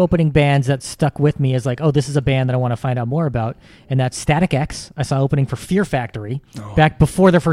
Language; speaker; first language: English; native; English